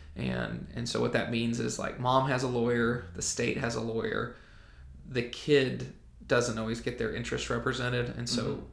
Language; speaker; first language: English; native; English